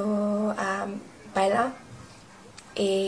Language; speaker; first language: Spanish; non-native, learner; English